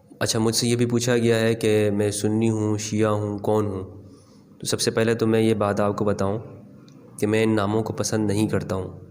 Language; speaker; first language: Urdu; non-native, local second language; Pashto